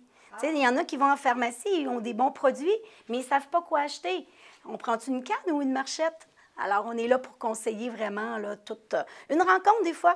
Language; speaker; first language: French; native; French